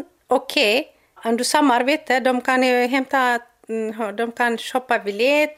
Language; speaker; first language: Swedish; non-native, learner; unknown